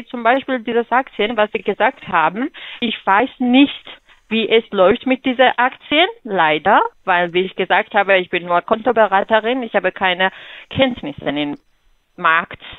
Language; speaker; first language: German; non-native, fluent; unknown